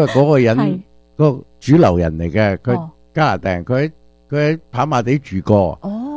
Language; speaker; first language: Chinese; early bilingual, other home language; Cantonese